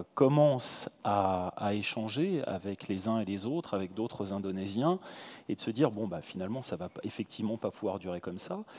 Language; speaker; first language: French; native; French